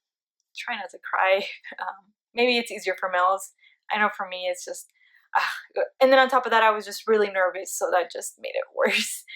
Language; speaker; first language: English; early bilingual, other home language; Spanish